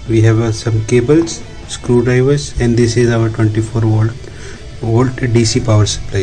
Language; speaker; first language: English; non-native, local second language; Hindi